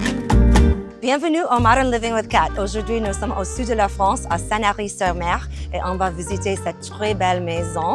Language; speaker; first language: French; non-native, fluent; English